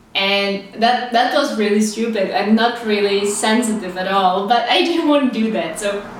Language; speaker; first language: English; non-native, fluent; Czech